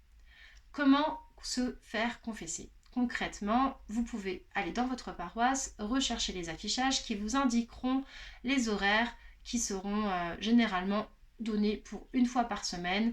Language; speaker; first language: French; native; French